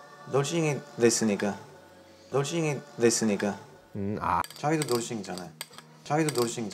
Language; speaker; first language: Korean; non-native, learner; Bulgarian